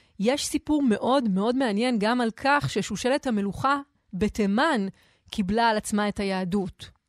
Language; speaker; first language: Hebrew; native; Hebrew